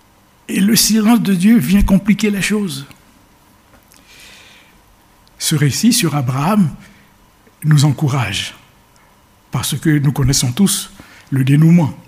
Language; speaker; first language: French; native; French